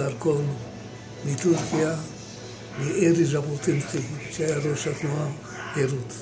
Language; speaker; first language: Hebrew; non-native, fluent; Romanian